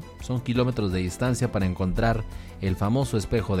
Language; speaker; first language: Spanish; native; Spanish